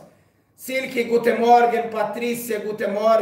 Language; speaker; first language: German; non-native, fluent; Portuguese